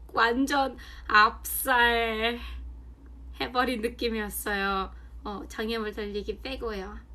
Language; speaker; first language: Korean; non-native, fluent; Mongolian